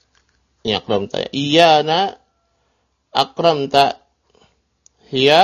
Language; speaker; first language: Arabic; non-native, fluent; Indonesian